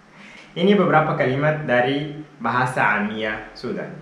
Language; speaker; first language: Indonesian; non-native, fluent; Arabic